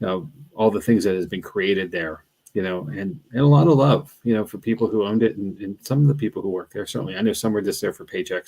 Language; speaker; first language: English; native; English